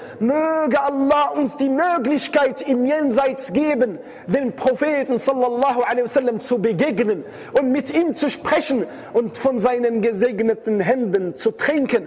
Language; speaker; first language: German; non-native, fluent; Arabic